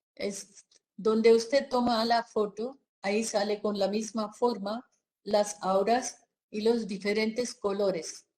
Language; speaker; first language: Spanish; non-native, fluent; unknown